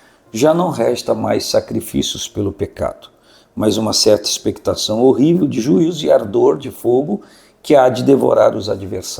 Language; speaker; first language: Portuguese; native; Portuguese